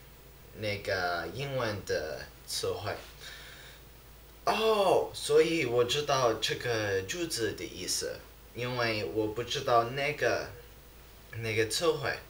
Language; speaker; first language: Chinese; non-native, learner; English